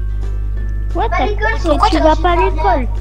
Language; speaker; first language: French; native; French